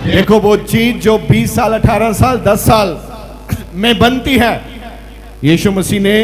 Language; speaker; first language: Hindi; non-native, local second language; Punjabi